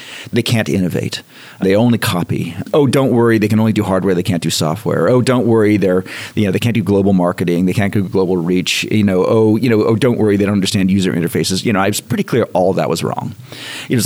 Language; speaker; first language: English; native; English